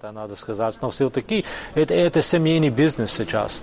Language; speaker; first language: Russian; non-native, fluent; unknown